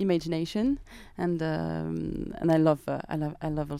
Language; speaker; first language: English; non-native, fluent; French